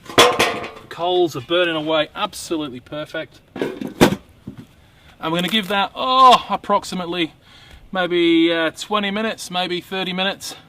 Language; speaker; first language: English; native; English